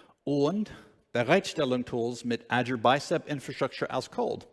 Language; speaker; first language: German; non-native, learner; English